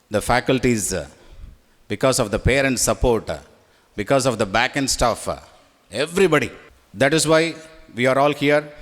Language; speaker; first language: English; non-native, local second language; Tamil